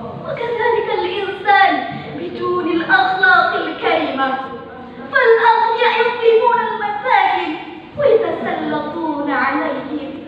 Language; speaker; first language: Arabic; non-native, fluent; Indonesian